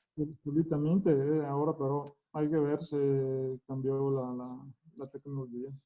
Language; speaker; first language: Spanish; non-native, fluent; Italian